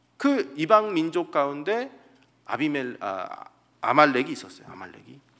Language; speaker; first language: Korean; native; Korean